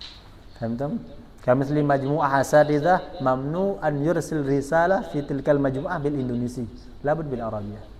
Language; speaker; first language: Arabic; non-native, fluent; Indonesian